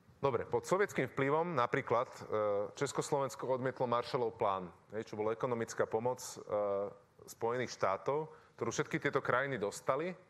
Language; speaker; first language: Slovak; native; Slovak